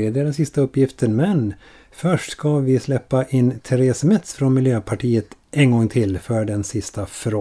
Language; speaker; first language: Swedish; native; Swedish